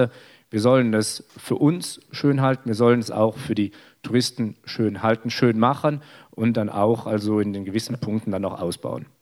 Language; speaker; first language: German; native; German